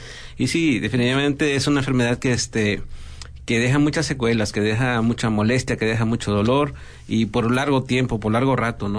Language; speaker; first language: Spanish; native; Spanish